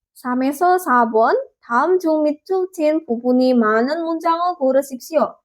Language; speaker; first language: Korean; non-native, learner; Indonesian